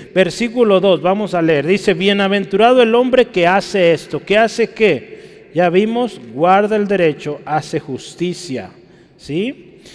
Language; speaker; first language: Spanish; native; Spanish